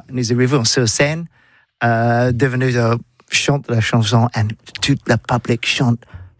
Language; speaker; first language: French; non-native, learner; English